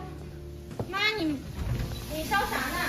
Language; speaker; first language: Chinese; native; Chinese